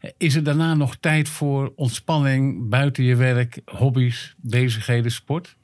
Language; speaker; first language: Dutch; native; Dutch